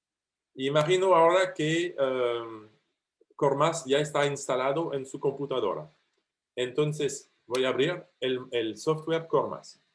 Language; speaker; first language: Spanish; non-native, fluent; French